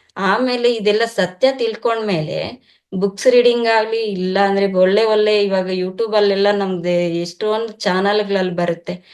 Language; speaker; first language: Kannada; non-native, local second language; Telugu